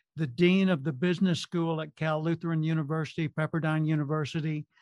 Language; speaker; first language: English; native; English